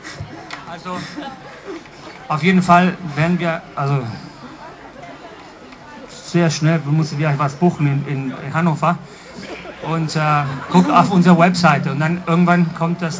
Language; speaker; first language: German; non-native, fluent; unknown